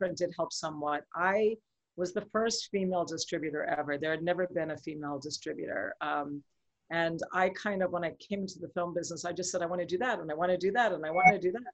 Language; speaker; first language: English; native; English